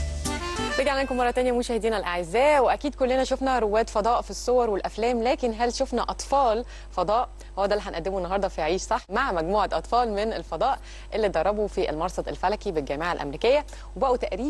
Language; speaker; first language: Arabic; native; Arabic